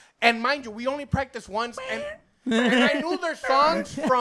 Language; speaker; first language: English; early bilingual, other home language; Spanish